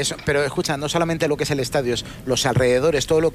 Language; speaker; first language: Spanish; native; Spanish